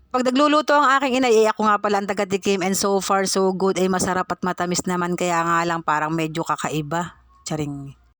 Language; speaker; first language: Filipino; native; Filipino